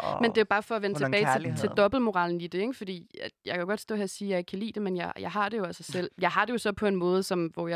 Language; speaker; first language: Danish; native; Danish